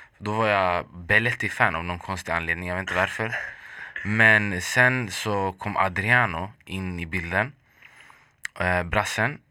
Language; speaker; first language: Swedish; early bilingual, other home language; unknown